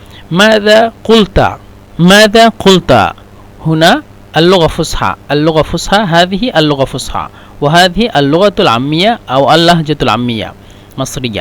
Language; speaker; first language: Arabic; non-native, fluent; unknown